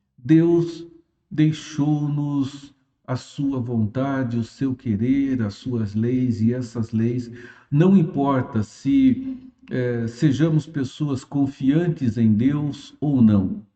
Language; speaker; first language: Portuguese; native; Portuguese